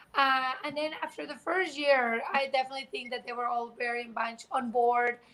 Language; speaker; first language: English; non-native, fluent; Spanish